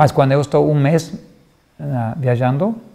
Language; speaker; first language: Portuguese; non-native, fluent; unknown